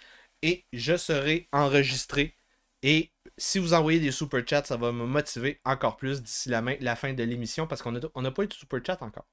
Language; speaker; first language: French; native; French